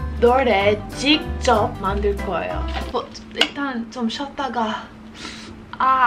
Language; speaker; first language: Korean; non-native, fluent; English